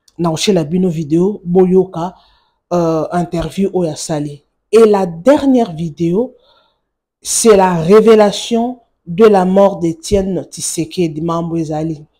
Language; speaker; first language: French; non-native, local second language; Lingala